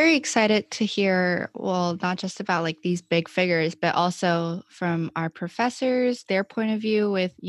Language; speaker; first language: English; non-native, local second language; Cantonese